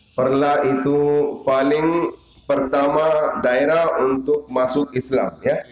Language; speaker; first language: Indonesian; non-native, learner; Urdu